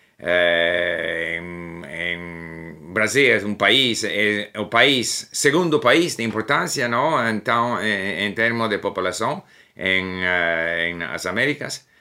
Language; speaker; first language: Portuguese; non-native, learner; English